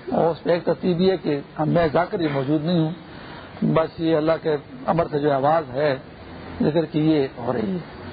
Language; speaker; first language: Urdu; non-native, local second language; Pashto